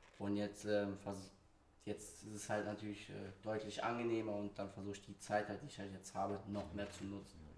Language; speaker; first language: German; early bilingual, other home language; Portuguese